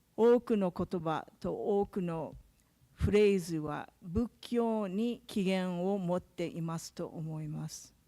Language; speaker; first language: Japanese; non-native, learner; English